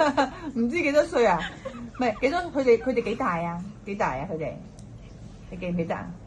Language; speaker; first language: Cantonese; native; Cantonese